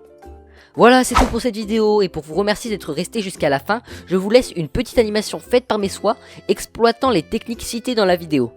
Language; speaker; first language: French; native; French